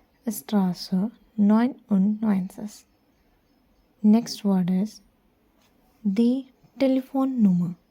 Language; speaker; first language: German; non-native, learner; Hindi